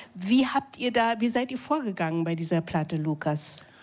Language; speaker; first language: German; native; German